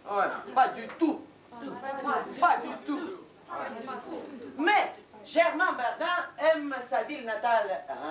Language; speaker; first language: French; non-native, learner; Russian